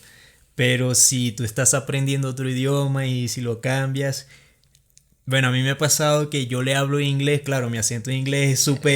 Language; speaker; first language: Spanish; native; Spanish